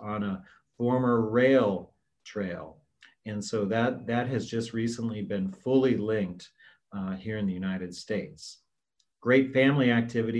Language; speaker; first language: English; native; English